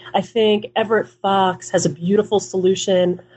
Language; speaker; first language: English; early bilingual, other home language; Hebrew